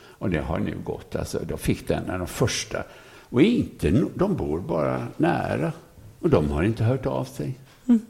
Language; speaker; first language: Swedish; native; Swedish